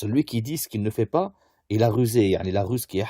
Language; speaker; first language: French; native; French